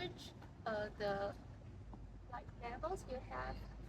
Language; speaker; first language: English; non-native, fluent; Chinese